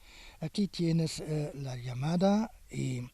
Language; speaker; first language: Spanish; non-native, fluent; German